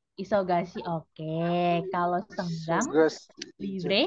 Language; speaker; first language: Indonesian; native; Indonesian